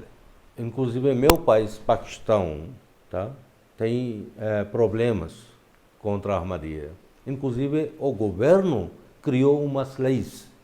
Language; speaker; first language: Portuguese; non-native, fluent; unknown